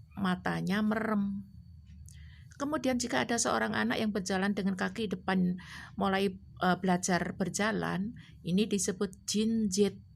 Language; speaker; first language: Indonesian; non-native, local second language; Javanese